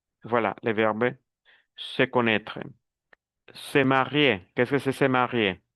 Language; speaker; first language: French; non-native, fluent; Spanish